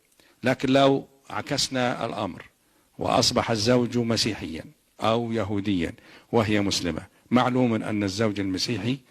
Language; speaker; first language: Arabic; native; Arabic